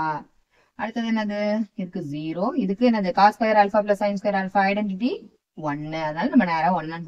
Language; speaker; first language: Tamil; native; Tamil